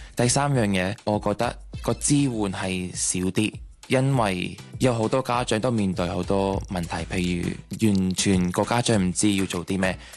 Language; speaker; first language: Cantonese; non-native, local second language; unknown